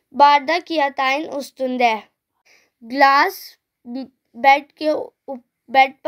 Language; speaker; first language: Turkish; non-native, fluent; Urdu